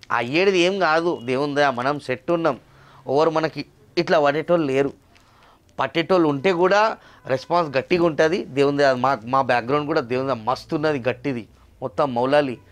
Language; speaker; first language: Telugu; non-native, local second language; Urdu